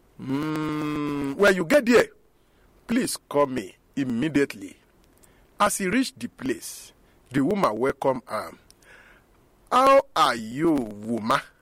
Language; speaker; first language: Nigerian Pidgin; non-native, local second language; Yoruba